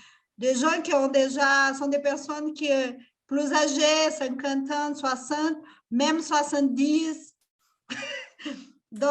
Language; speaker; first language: French; non-native, fluent; Portuguese